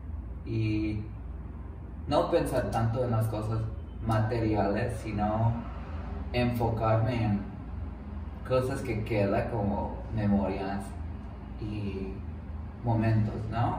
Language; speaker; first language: Spanish; early bilingual, heritage; English